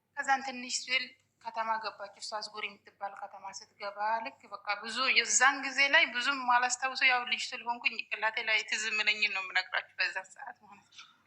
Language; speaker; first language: Amharic; non-native, local second language; Oromo